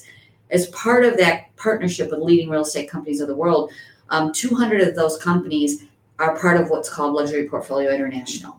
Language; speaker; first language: English; native; English